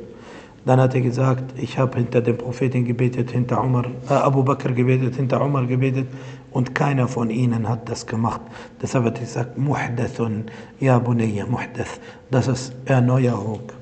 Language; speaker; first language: German; non-native, fluent; Arabic